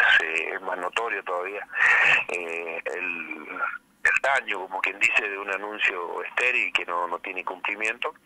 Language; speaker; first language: Spanish; native; Spanish